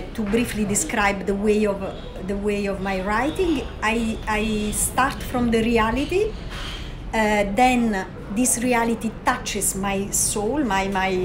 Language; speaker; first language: English; non-native, fluent; Italian